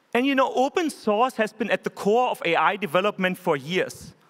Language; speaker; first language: English; non-native, fluent; German